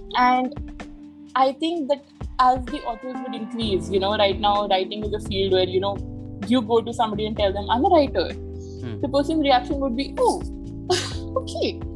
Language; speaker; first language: English; non-native, local second language; Hindi